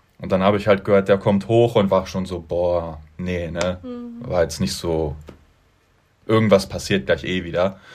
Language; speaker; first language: German; native; German